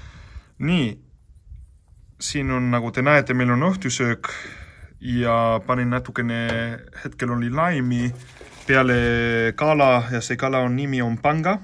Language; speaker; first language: Estonian; non-native, learner; Spanish